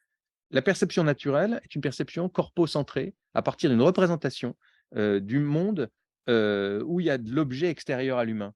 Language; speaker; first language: French; native; French